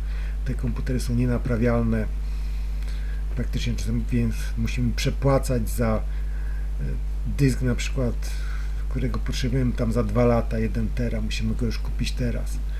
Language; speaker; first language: Polish; native; Polish